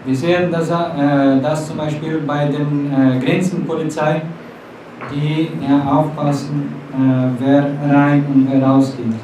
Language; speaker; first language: German; non-native, fluent; Portuguese